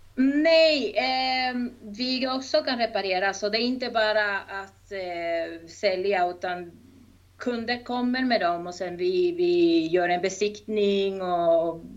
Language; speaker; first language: Swedish; non-native, fluent; Spanish